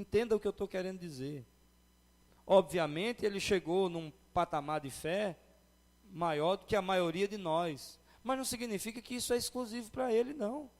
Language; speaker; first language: Portuguese; native; Portuguese